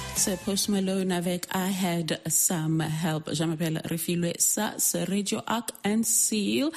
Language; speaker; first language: French; non-native, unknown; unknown